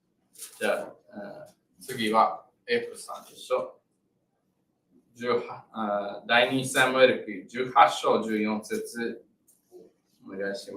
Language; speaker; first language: Japanese; non-native, learner; English